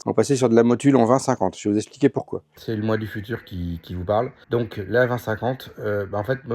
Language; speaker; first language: French; native; French